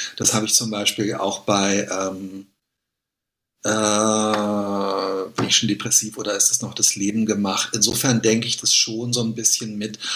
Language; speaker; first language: German; native; German